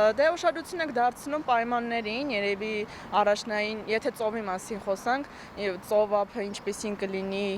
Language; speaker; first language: Armenian; native; Armenian